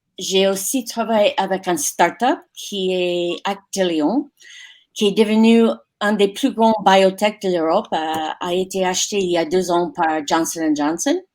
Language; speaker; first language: French; non-native, fluent; English